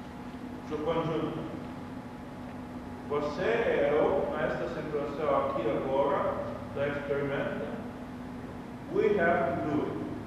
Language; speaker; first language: Portuguese; non-native, learner; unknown